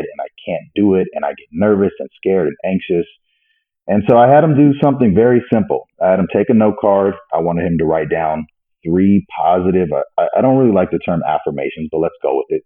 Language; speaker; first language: English; native; English